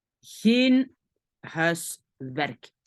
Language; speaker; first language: Dutch; non-native, fluent; French